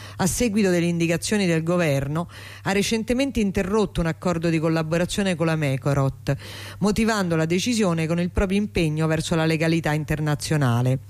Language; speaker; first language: Italian; native; Italian